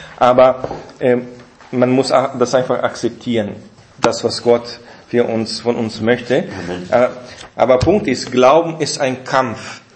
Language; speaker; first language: German; non-native, fluent; Portuguese